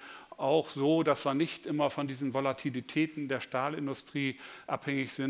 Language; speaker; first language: German; native; German